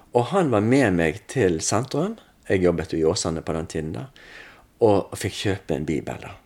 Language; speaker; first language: Norwegian; native; Norwegian